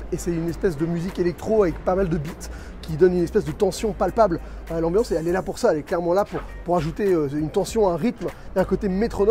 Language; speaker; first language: French; native; French